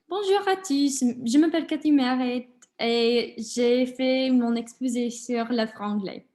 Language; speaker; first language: French; non-native, learner; English